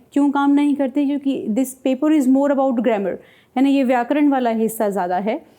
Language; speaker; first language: Hindi; native; Hindi